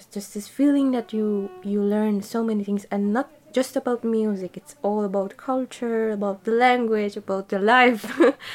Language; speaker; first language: English; non-native, fluent; Persian